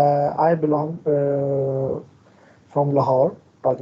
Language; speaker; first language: English; non-native, learner; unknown